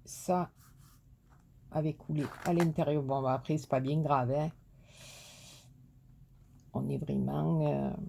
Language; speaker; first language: French; native; French